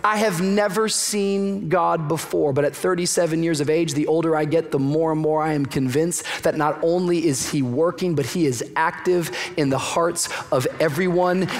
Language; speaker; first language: English; native; English